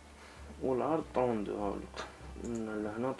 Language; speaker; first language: Arabic; native; Arabic